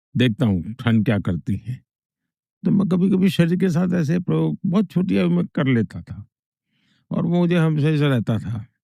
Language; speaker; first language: Hindi; non-native, local second language; Gujarati